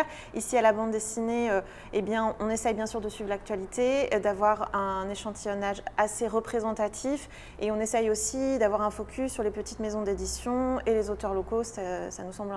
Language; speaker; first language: French; native; French